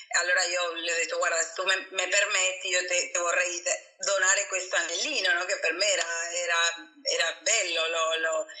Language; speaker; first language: Italian; non-native, fluent; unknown